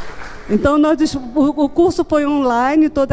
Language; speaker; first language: Portuguese; native; Portuguese